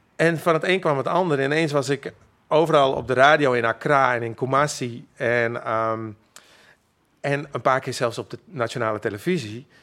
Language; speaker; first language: Dutch; non-native, local second language; Western Frisian